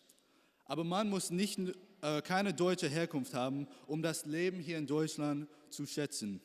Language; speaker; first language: German; non-native, learner; English